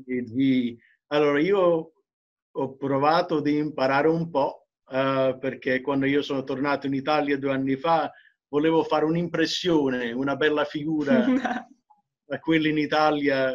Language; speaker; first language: Italian; early bilingual, heritage; English